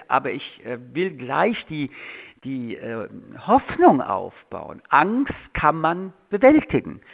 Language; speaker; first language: German; early bilingual, other home language; French